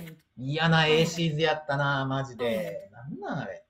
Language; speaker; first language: Japanese; native; Japanese